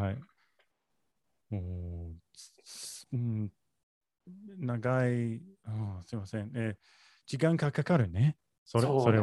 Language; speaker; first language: Japanese; non-native, learner; English